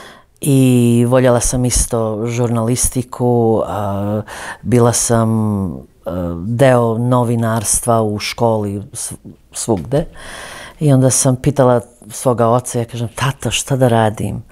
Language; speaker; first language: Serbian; early bilingual, other home language; Croatian